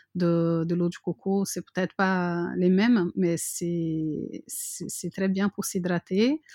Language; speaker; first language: French; non-native, fluent; Portuguese